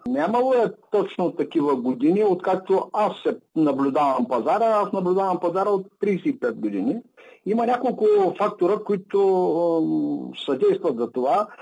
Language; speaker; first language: Bulgarian; native; Bulgarian